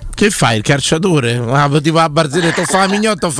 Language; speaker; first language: Italian; native; Italian